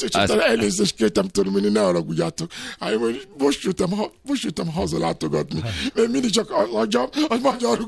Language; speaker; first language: Hungarian; non-native, fluent; Yoruba